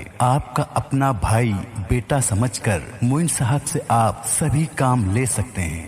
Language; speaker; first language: Urdu; native; Urdu